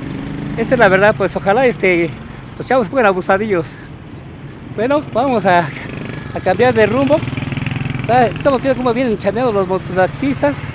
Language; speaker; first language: Spanish; native; Spanish